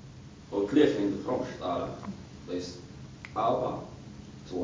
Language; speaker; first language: Dutch; non-native, learner; Arabic